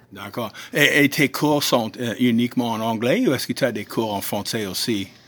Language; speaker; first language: French; non-native, fluent; English